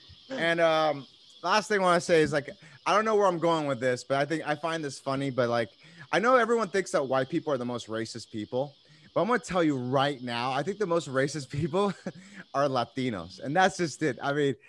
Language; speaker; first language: English; early bilingual, other home language; Spanish